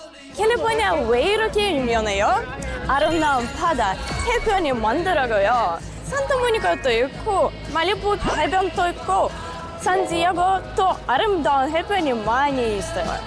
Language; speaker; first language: Korean; non-native, learner; English